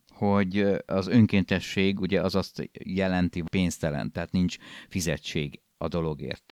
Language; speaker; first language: Hungarian; native; Hungarian